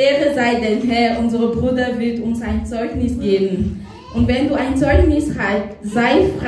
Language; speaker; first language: German; non-native, fluent; French